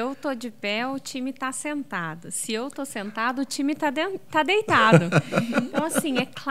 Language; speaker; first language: Portuguese; native; Portuguese